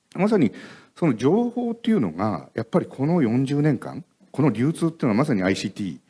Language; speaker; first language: Japanese; native; Japanese